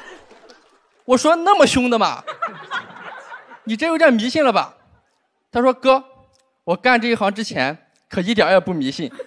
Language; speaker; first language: Chinese; native; Chinese